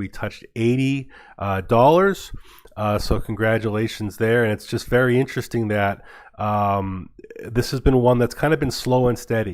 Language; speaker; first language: English; native; English